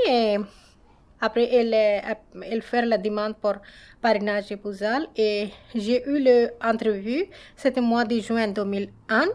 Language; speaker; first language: French; non-native, learner; Bangla